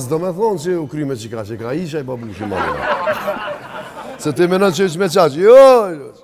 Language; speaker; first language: Albanian; native; Albanian